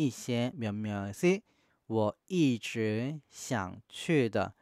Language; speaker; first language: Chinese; non-native, fluent; Korean